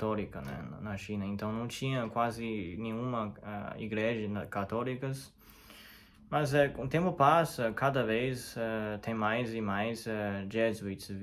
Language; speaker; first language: Portuguese; non-native, learner; Chinese